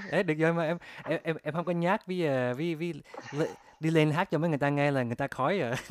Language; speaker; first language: Vietnamese; early bilingual, heritage; Vietnamese